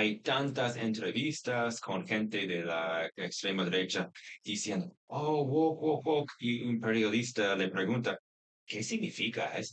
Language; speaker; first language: Spanish; non-native, fluent; English